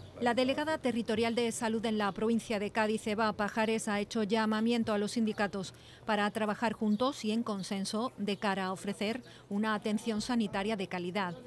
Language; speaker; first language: Spanish; native; Spanish